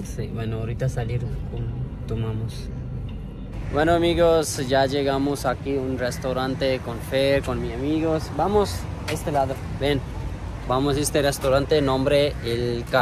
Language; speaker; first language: Spanish; non-native, learner; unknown